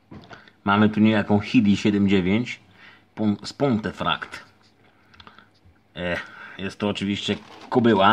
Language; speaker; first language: Polish; native; Polish